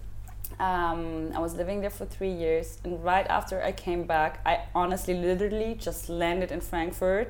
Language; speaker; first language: English; non-native, fluent; German